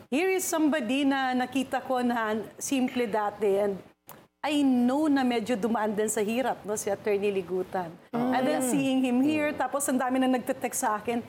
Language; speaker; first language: Filipino; non-native, local second language; Cebuano